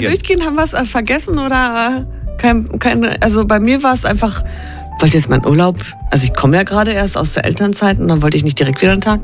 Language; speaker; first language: German; native; German